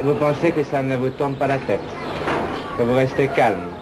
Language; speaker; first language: French; native; French